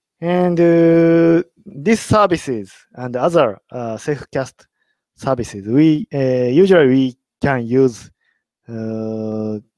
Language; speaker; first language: English; non-native, learner; Japanese